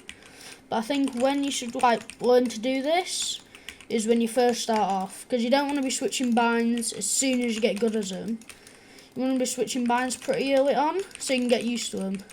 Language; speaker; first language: English; native; English